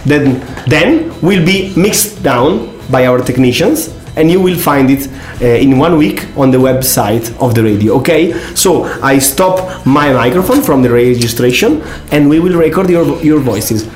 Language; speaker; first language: English; non-native, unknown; Italian